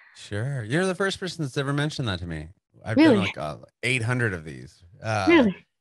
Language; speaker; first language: English; native; English